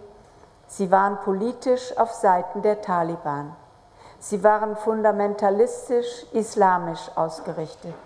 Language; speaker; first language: German; native; German